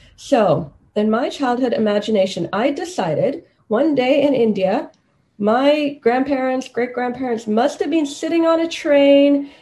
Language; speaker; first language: English; non-native, local second language; Swahili